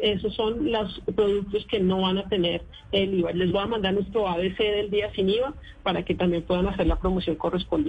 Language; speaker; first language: Spanish; native; Spanish